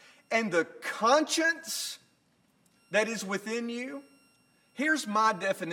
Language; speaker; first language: English; native; English